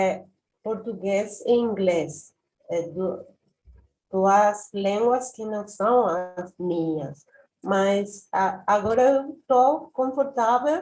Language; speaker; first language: Portuguese; non-native, learner; Spanish